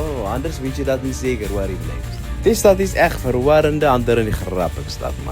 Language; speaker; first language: Dutch; non-native, learner; Amharic